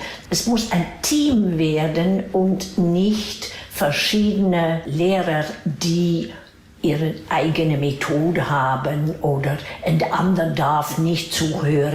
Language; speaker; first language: German; non-native, fluent; Dutch